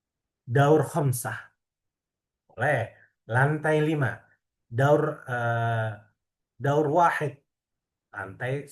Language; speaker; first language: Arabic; non-native, fluent; Indonesian